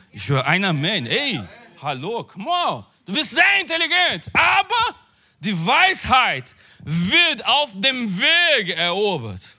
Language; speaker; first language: German; non-native, learner; Portuguese